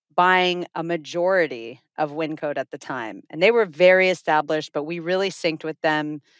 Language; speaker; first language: English; non-native, fluent; Finnish